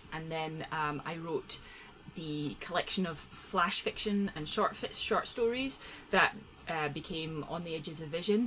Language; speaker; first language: English; native; English